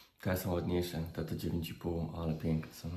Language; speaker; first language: Polish; native; Polish